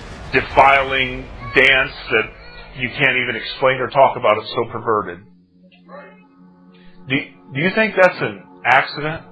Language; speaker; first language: English; native; English